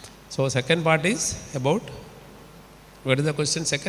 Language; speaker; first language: English; non-native, local second language; Malayalam